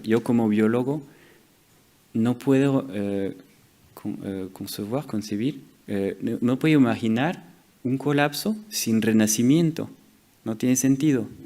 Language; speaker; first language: Spanish; non-native, fluent; French